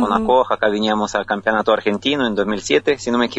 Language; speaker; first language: Spanish; non-native, fluent; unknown